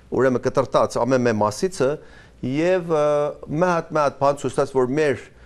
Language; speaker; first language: Armenian; early bilingual, heritage; Armenian